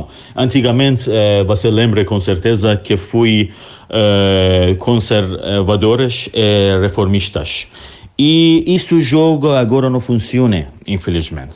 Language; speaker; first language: Portuguese; non-native, learner; Persian